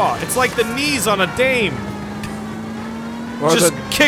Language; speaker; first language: English; native; English